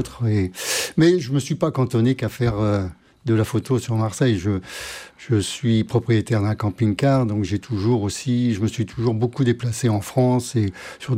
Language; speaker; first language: French; native; French